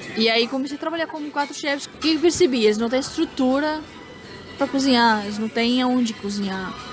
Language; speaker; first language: Portuguese; non-native, fluent; Arabic